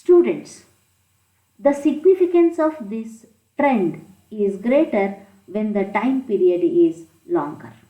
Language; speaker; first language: English; non-native, local second language; Kannada